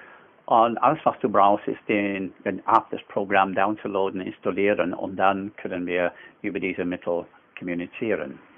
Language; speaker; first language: German; non-native, fluent; English